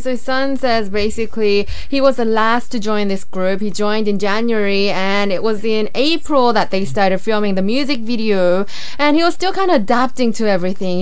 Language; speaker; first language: English; early bilingual, other home language; Korean